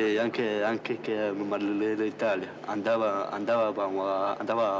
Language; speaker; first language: Italian; non-native, learner; French